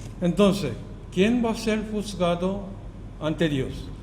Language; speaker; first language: Spanish; non-native, fluent; Korean